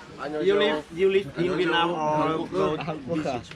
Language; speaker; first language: English; non-native, learner; Vietnamese